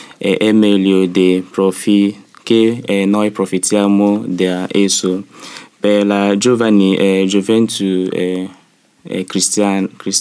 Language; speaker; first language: Italian; non-native, learner; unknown